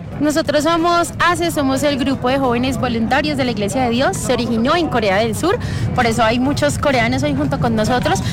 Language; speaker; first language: Spanish; native; Spanish